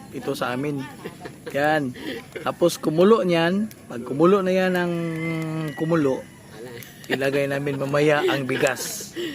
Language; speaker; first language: Filipino; non-native, local second language; Cebuano